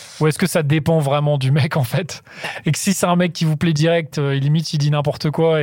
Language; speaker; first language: French; native; French